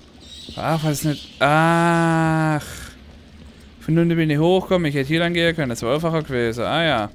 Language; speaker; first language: German; native; German